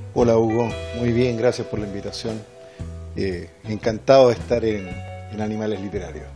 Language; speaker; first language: Spanish; native; Spanish